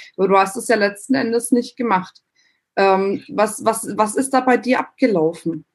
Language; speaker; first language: German; native; German